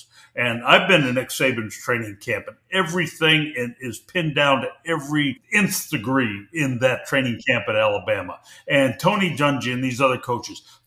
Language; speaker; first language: English; native; English